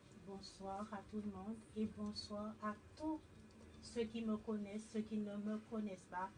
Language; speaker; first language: French; native; French